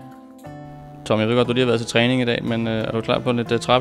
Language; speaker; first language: Danish; native; Danish